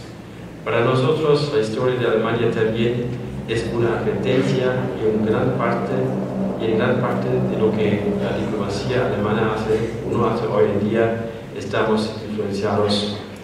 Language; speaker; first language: Spanish; non-native, fluent; German